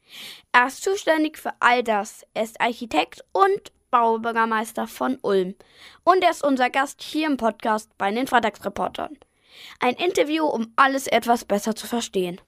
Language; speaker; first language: German; native; German